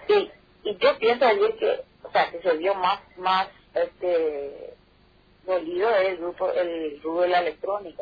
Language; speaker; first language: Spanish; native; Spanish